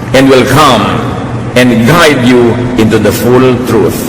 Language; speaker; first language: English; non-native, local second language; Filipino